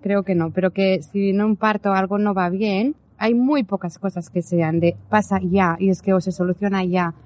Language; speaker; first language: Spanish; native; Spanish